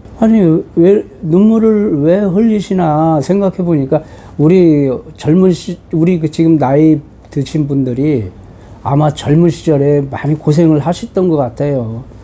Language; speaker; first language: Korean; native; Korean